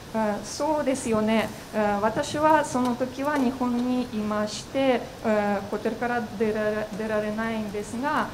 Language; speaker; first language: Japanese; non-native, fluent; Russian